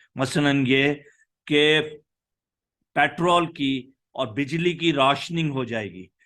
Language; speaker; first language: Urdu; native; Urdu